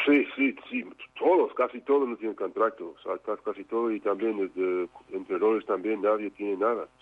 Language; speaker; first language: Spanish; non-native, fluent; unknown